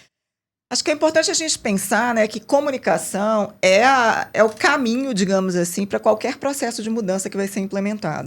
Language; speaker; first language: Portuguese; native; Portuguese